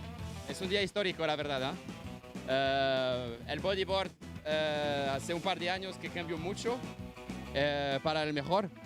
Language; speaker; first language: Spanish; non-native, fluent; Portuguese